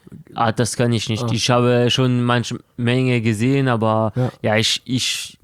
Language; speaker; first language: German; non-native, local second language; French